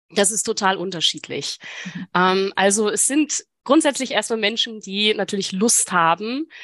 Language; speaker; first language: German; native; German